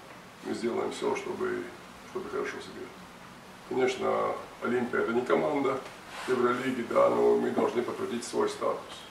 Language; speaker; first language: Russian; non-native, fluent; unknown